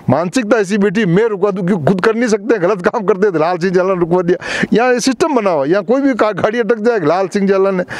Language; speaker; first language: Hindi; native; Hindi